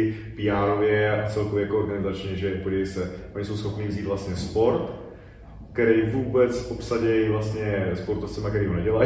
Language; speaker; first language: Czech; native; Czech